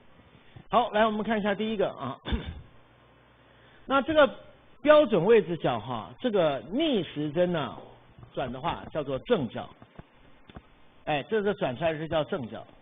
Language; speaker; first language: Chinese; native; Chinese